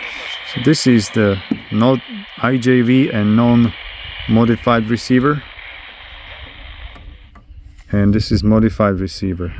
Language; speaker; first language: English; non-native, fluent; Slovak